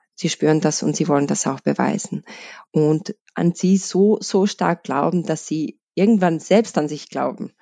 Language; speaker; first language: German; non-native, fluent; Bosnian